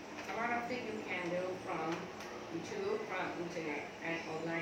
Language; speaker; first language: English; non-native, learner; Thai